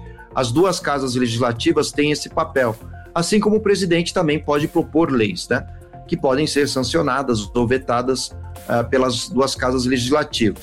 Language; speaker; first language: Portuguese; native; Portuguese